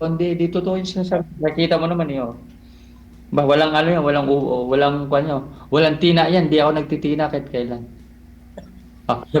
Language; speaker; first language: Filipino; non-native, local second language; Cebuano